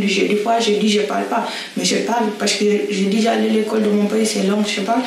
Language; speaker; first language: French; non-native, learner; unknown